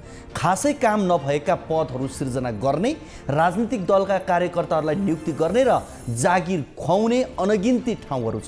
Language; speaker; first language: Nepali; native; Nepali